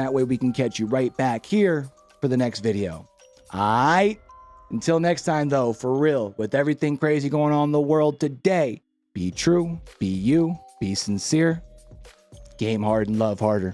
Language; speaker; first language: English; native; English